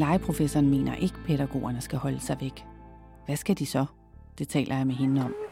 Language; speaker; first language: Danish; native; Danish